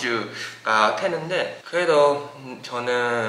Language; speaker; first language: Korean; non-native, fluent; Japanese